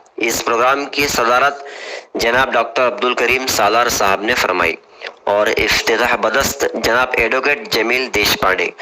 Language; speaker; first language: Urdu; native; Urdu